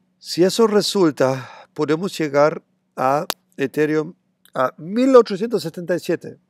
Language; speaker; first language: Spanish; non-native, fluent; German